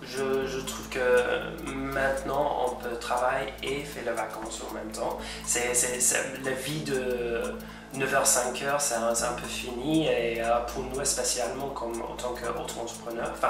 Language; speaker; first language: French; non-native, fluent; English